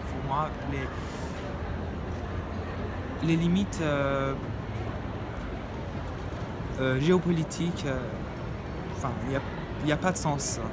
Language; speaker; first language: French; non-native, fluent; Persian